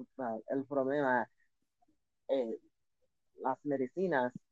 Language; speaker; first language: Spanish; non-native, learner; English